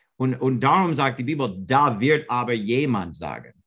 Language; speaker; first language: German; non-native, learner; English